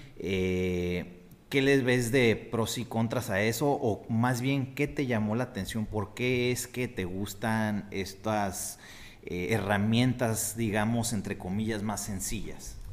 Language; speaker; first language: Spanish; native; Spanish